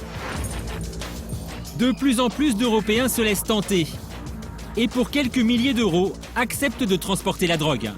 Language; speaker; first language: French; native; French